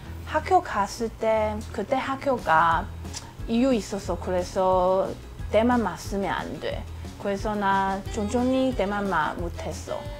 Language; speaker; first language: Korean; non-native, learner; Min Nan Chinese